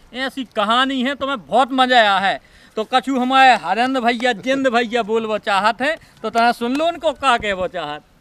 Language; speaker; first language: Hindi; native; Hindi